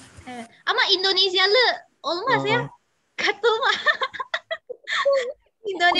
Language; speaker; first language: Turkish; non-native, fluent; Indonesian